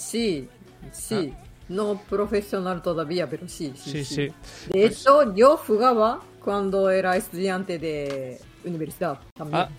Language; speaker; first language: Spanish; non-native, learner; Japanese